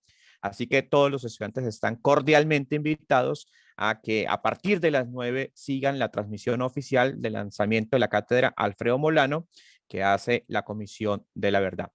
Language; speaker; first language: Spanish; native; Spanish